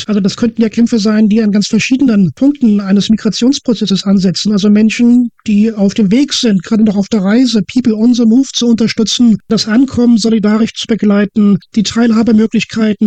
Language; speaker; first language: German; native; German